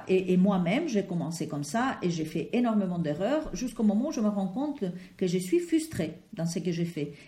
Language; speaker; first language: French; non-native, fluent; Spanish